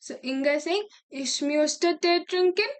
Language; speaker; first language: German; non-native, learner; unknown